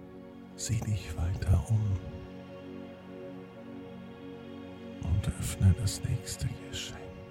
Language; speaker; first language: German; native; German